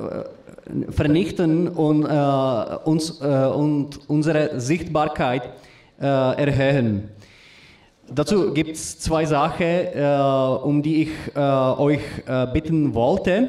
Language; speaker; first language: German; non-native, learner; Czech